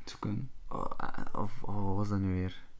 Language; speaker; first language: Dutch; native; Dutch